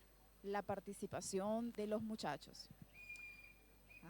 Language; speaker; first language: Spanish; native; Spanish